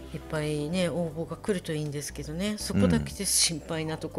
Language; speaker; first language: Japanese; native; Japanese